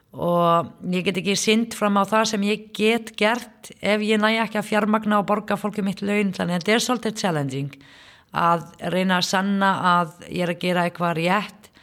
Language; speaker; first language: Icelandic; non-native, fluent; Arabic